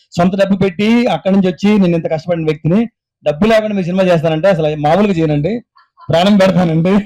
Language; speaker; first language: Telugu; native; Telugu